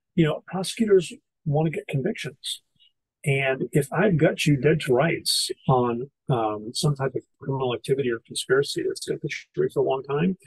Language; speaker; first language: English; native; English